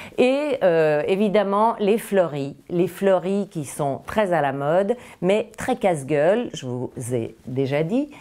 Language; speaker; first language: French; native; French